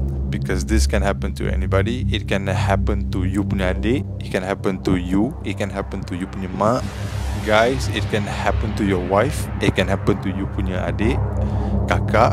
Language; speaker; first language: English; non-native, local second language; Malay